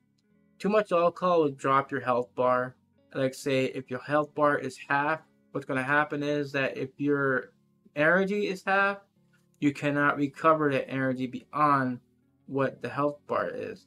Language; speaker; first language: English; native; English